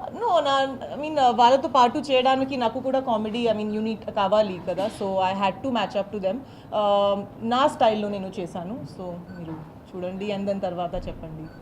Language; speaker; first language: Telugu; non-native, learner; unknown